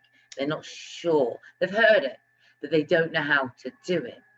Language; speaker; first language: English; native; English